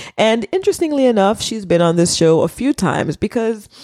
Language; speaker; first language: English; early bilingual, other home language; Haitian Creole